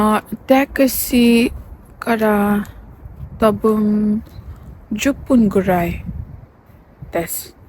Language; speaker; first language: Japanese; non-native, learner; Nepali